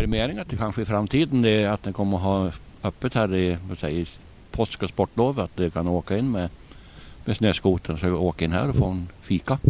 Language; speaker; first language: Swedish; native; Swedish